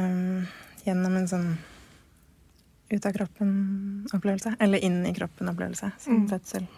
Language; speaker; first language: Norwegian; native; Norwegian